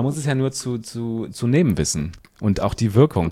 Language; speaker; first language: German; native; German